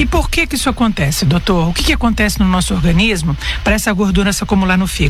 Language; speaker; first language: Portuguese; native; Portuguese